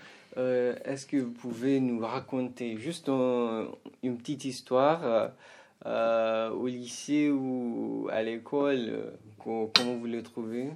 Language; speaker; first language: French; non-native, fluent; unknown